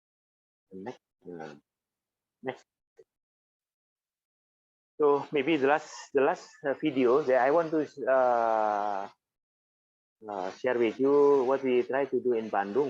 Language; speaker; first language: English; non-native, fluent; Indonesian